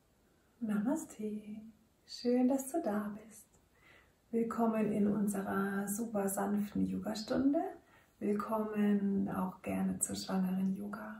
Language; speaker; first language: German; native; German